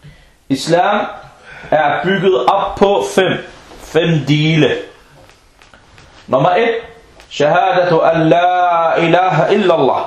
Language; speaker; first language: Danish; non-native, local second language; Arabic